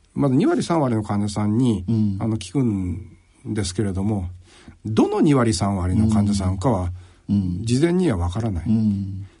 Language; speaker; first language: Japanese; native; Japanese